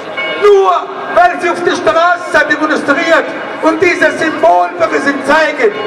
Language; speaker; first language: German; non-native, learner; Arabic